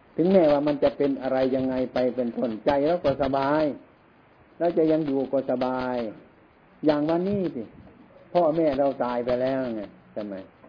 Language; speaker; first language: Thai; non-native, local second language; Northeastern Thai